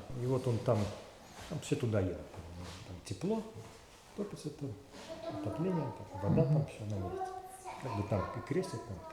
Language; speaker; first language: Russian; native; Russian